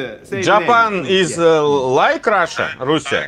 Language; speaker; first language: English; non-native, learner; Russian